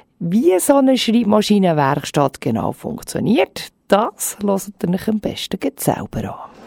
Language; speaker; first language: German; native; German